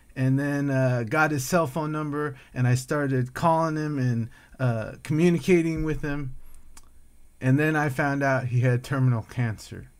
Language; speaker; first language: English; native; English